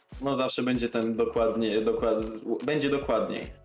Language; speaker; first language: Polish; native; Polish